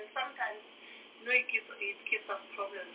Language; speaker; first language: English; non-native, local second language; Southern Sotho